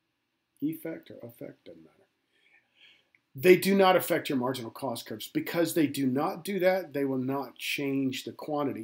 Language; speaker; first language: English; native; English